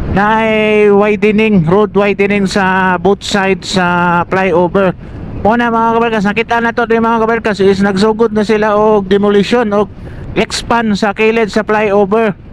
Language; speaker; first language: Cebuano; native; Cebuano